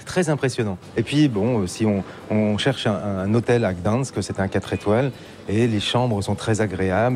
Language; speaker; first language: French; native; French